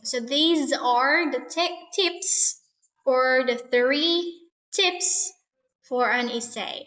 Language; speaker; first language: English; non-native, fluent; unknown